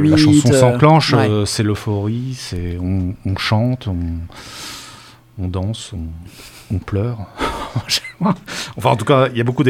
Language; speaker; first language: French; native; French